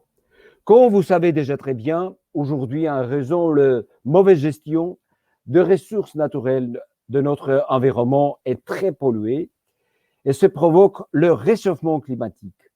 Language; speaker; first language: French; non-native, fluent; Georgian